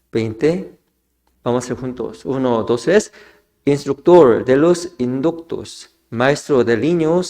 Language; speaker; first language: Spanish; non-native, fluent; Korean